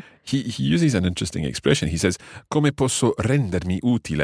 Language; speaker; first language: English; native; English